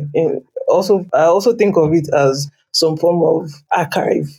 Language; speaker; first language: English; non-native, local second language; Yoruba